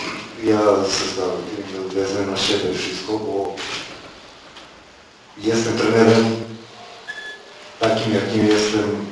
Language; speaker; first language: Polish; non-native, learner; Russian